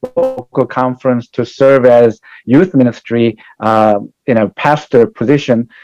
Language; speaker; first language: English; non-native, fluent; Korean